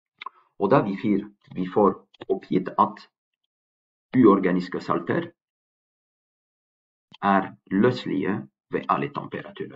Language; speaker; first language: Norwegian; non-native, fluent; French